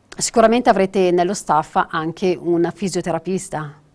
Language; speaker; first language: Italian; native; Italian